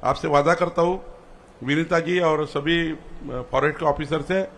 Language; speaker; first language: Hindi; non-native, local second language; Marathi